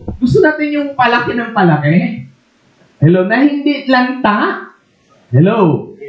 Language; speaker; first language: Filipino; non-native, local second language; Waray